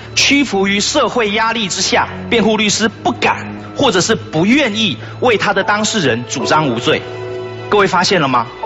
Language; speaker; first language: Chinese; native; Chinese